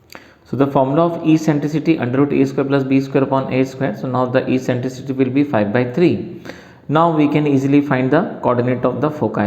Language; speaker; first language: English; non-native, local second language; Hindi